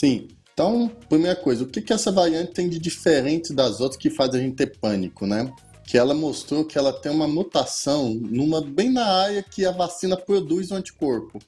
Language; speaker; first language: Portuguese; native; Portuguese